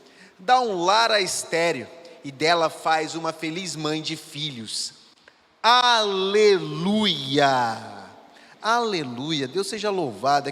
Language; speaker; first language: Portuguese; native; Portuguese